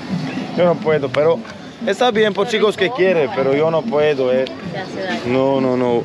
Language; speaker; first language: Spanish; non-native, learner; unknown